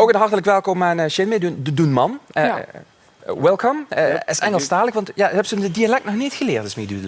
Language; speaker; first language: Dutch; native; Dutch